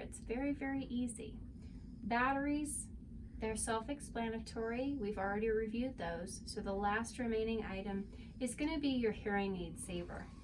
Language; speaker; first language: English; native; English